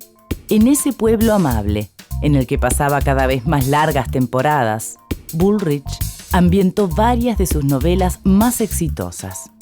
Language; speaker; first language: Spanish; native; Spanish